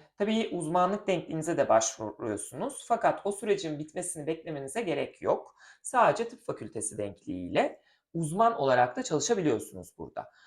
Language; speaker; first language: Turkish; native; Turkish